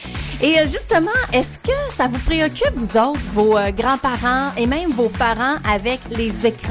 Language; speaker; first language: French; native; French